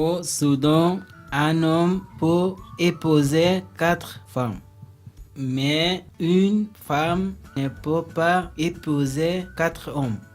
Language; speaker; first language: French; non-native, learner; Arabic